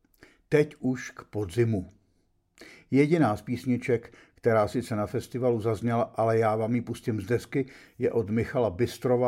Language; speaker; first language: Czech; native; Czech